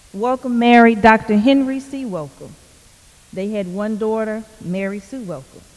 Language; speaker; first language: English; native; English